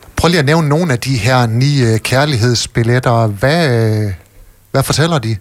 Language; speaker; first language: Danish; native; Danish